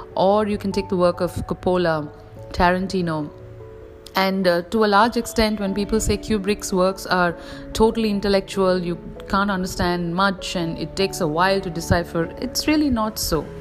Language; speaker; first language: English; non-native, local second language; Tamil